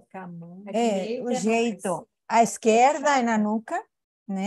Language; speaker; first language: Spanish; non-native, learner; Portuguese